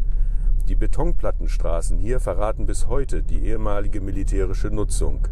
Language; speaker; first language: German; native; German